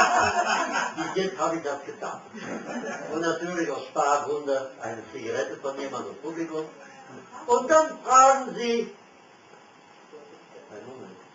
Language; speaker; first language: German; non-native, fluent; French